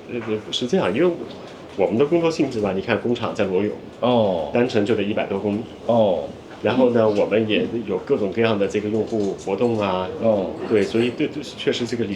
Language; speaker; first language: Chinese; native; Chinese